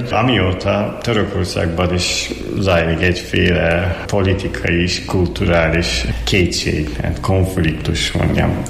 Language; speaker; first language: Hungarian; non-native, fluent; Turkish